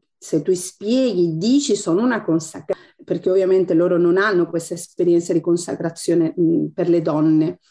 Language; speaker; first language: Italian; non-native, fluent; Spanish